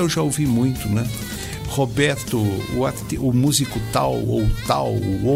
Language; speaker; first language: Portuguese; native; Portuguese